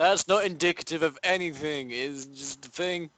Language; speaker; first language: English; native; English